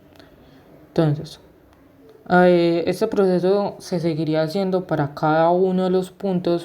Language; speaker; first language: Spanish; native; Spanish